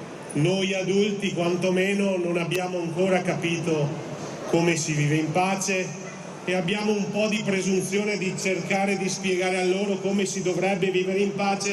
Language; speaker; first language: Italian; native; Italian